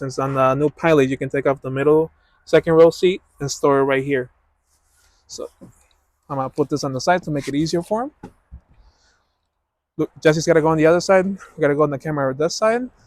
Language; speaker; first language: English; native; English